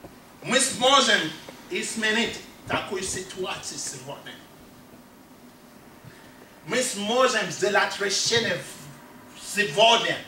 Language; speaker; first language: Russian; non-native, fluent; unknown